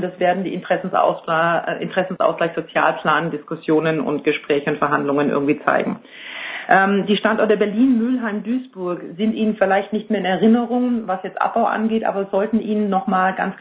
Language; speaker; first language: German; native; German